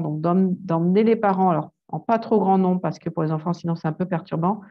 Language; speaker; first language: French; native; French